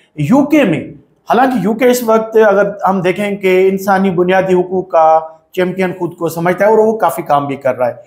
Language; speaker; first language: Urdu; non-native, local second language; Sindhi